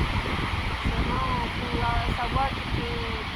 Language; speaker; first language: French; non-native, learner; Portuguese